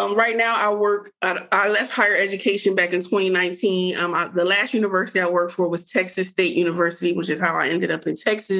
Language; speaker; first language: English; native; English